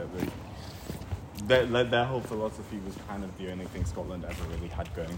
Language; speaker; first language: English; native; English